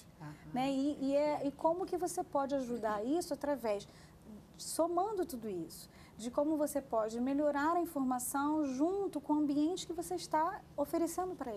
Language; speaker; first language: Portuguese; native; Portuguese